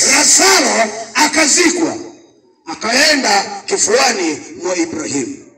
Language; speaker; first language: Swahili; native; Swahili